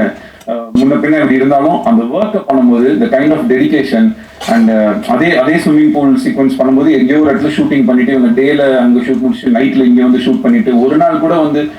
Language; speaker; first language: Tamil; native; Tamil